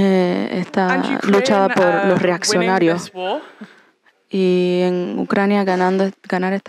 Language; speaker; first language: Spanish; non-native, fluent; English